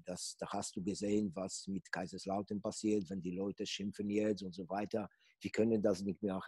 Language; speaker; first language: German; non-native, fluent; Polish